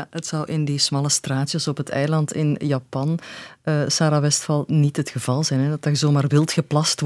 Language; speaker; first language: Dutch; native; Dutch